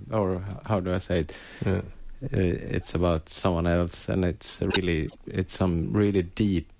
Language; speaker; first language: English; non-native, fluent; Swedish